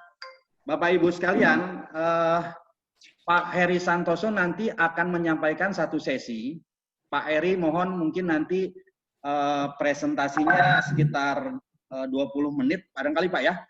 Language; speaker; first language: Indonesian; native; Indonesian